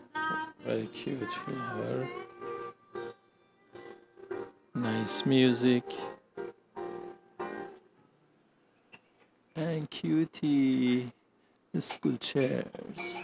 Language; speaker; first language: English; non-native, learner; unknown